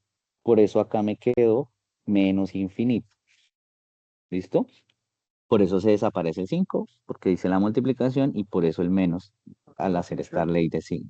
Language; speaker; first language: Spanish; native; Spanish